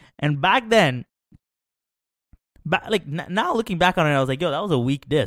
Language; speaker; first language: English; early bilingual, other home language; Tamil